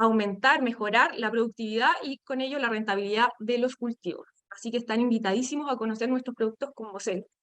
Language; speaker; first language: Spanish; native; Spanish